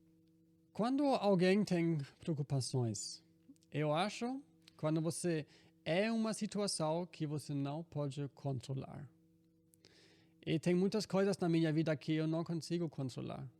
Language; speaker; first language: Portuguese; non-native, fluent; German